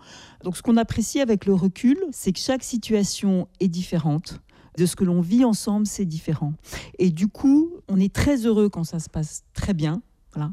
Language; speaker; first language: French; native; French